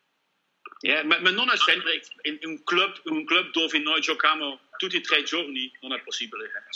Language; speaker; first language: Italian; non-native, learner; Dutch